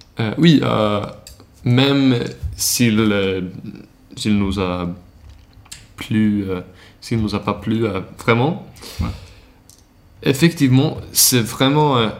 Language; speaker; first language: French; non-native, learner; Swedish